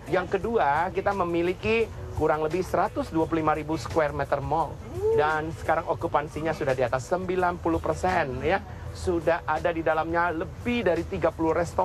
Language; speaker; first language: Indonesian; native; Indonesian